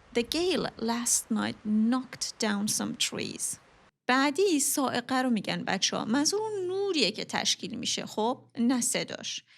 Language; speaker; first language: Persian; native; Persian